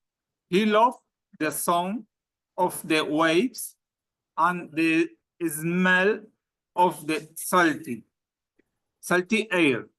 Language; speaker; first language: English; non-native, learner; Spanish